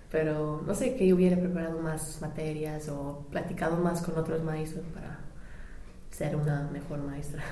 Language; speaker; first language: Spanish; non-native, fluent; English